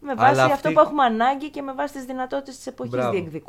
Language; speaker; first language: Greek; native; Greek